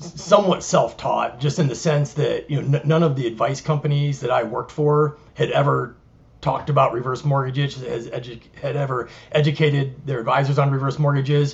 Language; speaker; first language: English; native; English